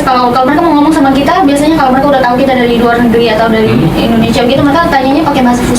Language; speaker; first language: Indonesian; native; Indonesian